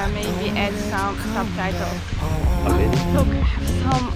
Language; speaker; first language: English; non-native, learner; Russian